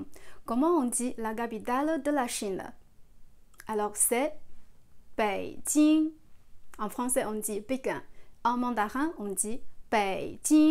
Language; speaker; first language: French; non-native, fluent; Chinese